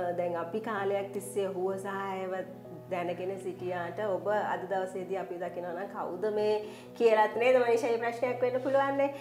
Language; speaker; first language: Sinhala; native; Sinhala